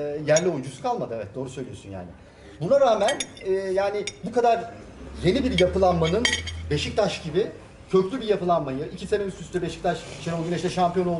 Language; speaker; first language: Turkish; native; Turkish